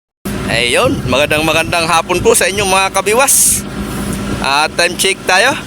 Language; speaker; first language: Filipino; native; Filipino